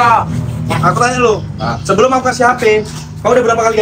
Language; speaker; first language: Malay; native; Malay